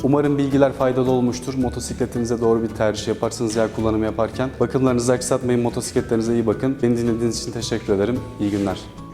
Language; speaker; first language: Turkish; native; Turkish